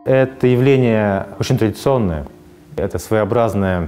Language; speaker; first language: Russian; native; Russian